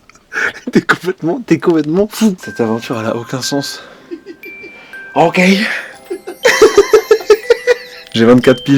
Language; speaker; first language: French; native; French